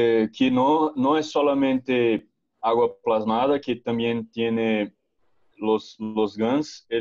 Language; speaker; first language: Spanish; non-native, learner; Portuguese